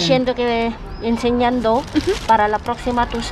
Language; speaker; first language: Spanish; non-native, learner; Filipino